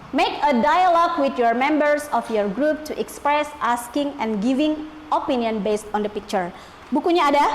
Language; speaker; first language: English; non-native, learner; Indonesian